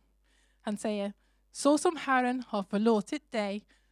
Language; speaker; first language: Swedish; non-native, fluent; English